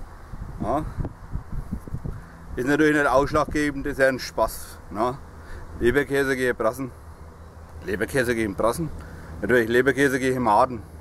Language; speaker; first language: German; native; German